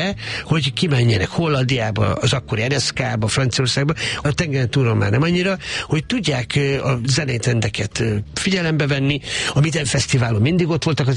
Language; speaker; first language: Hungarian; native; Hungarian